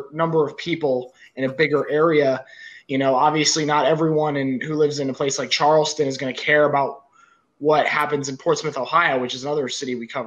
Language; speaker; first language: English; native; English